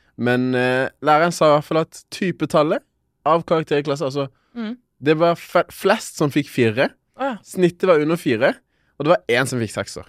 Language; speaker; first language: Norwegian; early bilingual, other home language; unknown